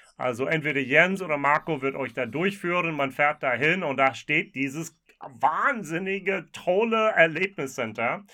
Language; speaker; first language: German; non-native, fluent; English